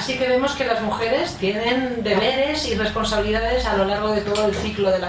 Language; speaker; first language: Spanish; native; Spanish